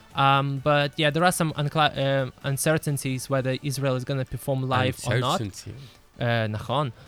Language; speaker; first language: English; early bilingual, other home language; Lithuanian